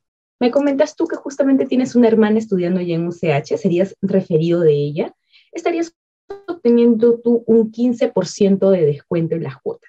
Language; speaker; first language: Spanish; native; Spanish